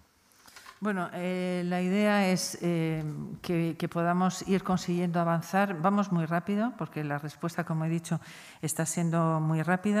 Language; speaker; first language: Spanish; native; Spanish